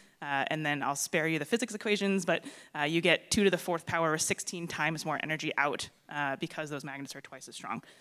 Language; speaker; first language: English; native; English